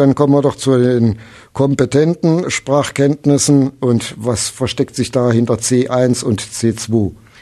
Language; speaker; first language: German; native; German